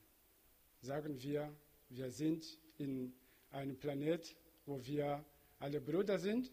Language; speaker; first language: German; non-native, fluent; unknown